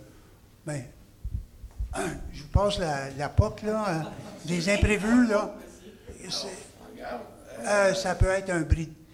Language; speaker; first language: French; native; French